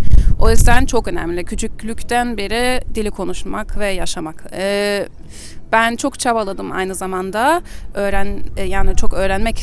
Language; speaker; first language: Turkish; early bilingual, heritage; German